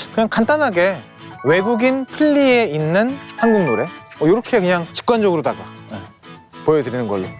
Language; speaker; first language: Korean; native; Korean